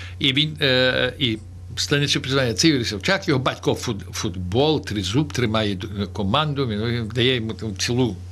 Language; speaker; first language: Ukrainian; early bilingual, heritage; Ukrainian